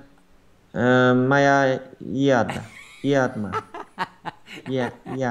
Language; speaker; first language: Russian; non-native, learner; Vietnamese